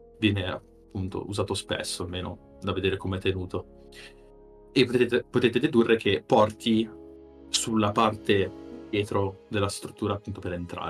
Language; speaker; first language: Italian; native; Italian